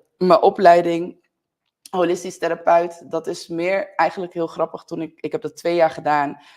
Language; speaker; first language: Dutch; native; Dutch